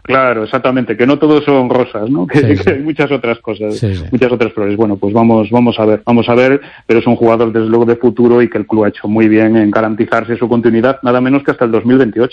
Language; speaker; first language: Spanish; native; Spanish